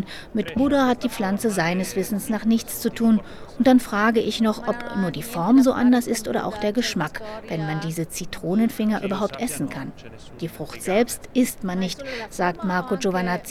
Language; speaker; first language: German; native; German